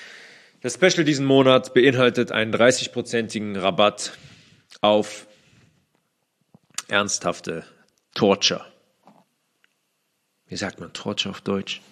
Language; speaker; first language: German; native; German